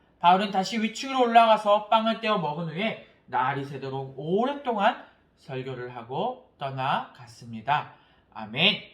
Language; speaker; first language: Korean; native; Korean